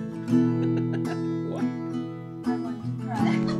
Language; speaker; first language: English; non-native, learner; Kazakh